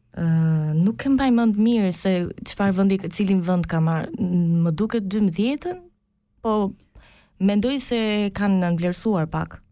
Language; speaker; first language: Albanian; early bilingual, heritage; Albanian